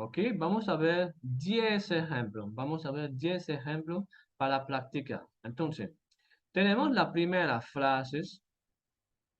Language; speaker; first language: Spanish; non-native, fluent; French